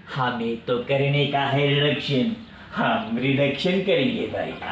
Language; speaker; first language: Hindi; non-native, local second language; Marathi